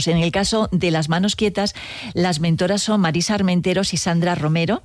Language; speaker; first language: Spanish; native; Spanish